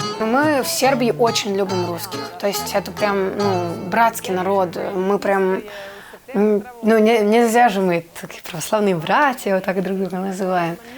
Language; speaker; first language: Russian; non-native, fluent; Serbian